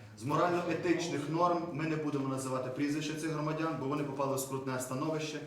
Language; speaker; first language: Ukrainian; native; Ukrainian